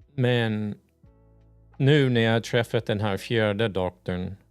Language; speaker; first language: Swedish; non-native, learner; English